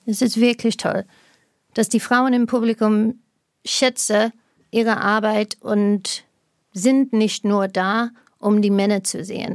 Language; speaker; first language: German; non-native, fluent; English